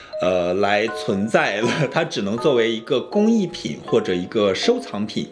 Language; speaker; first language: Chinese; native; Chinese